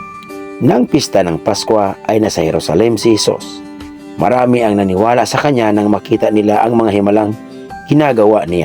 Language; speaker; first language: Filipino; native; Filipino